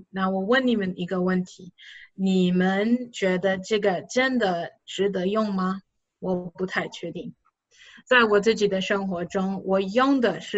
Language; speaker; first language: Chinese; non-native, fluent; English